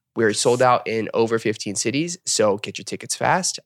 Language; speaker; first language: English; early bilingual, other home language; Korean